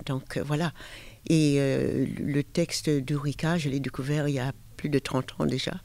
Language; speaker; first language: French; native; French